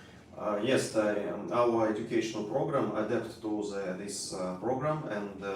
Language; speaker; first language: English; non-native, learner; Russian